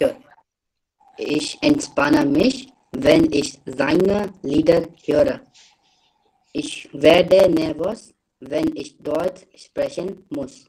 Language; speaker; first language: German; non-native, learner; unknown